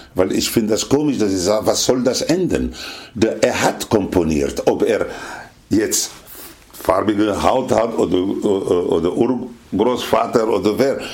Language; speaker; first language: German; non-native, fluent; Spanish